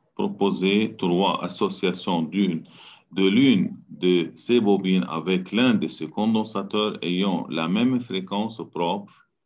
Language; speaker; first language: French; non-native, local second language; Arabic